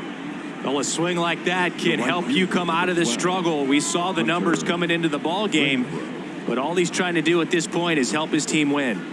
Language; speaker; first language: English; native; English